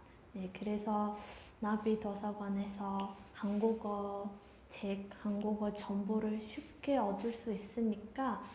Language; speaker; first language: Korean; non-native, fluent; Mongolian